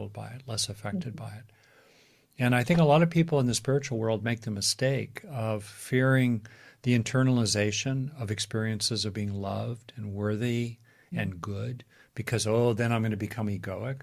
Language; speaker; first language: English; native; English